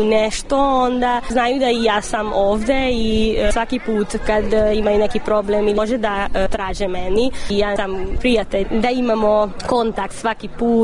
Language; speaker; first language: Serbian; non-native, local second language; Hungarian